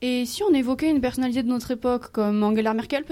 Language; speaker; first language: French; native; French